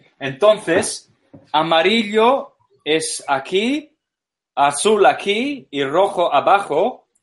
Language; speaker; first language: Spanish; non-native, fluent; English